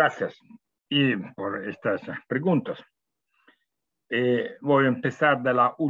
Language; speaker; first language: Spanish; non-native, fluent; Italian